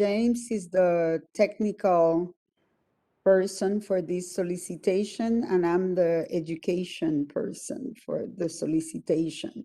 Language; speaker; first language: English; non-native, fluent; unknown